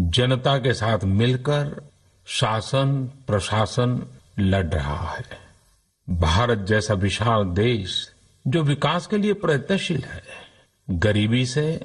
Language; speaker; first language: Hindi; non-native, local second language; Gujarati